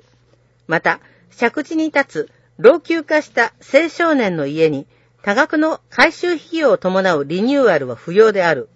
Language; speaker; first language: Japanese; native; Japanese